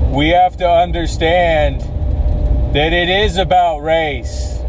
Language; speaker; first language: English; native; English